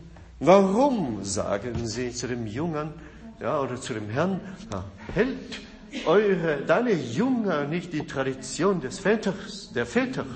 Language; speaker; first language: German; non-native, fluent; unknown